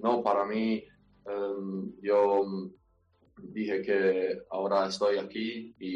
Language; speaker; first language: Spanish; non-native, learner; Romanian